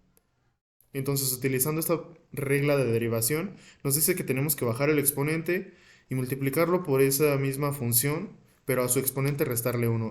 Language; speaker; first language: Spanish; native; Spanish